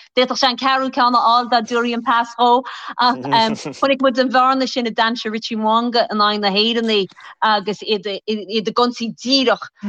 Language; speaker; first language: Irish; native; Irish